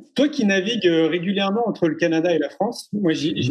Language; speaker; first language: French; native; French